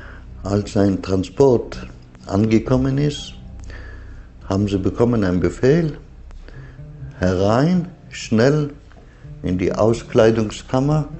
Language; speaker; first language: German; non-native, fluent; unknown